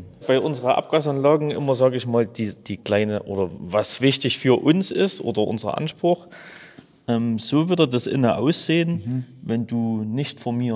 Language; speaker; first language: German; native; German